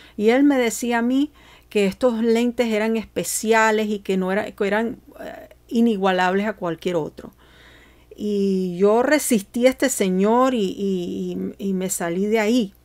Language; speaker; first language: Spanish; early bilingual, heritage; Spanish